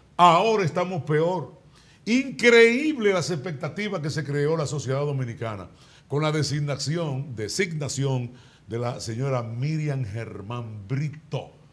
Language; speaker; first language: Spanish; native; Spanish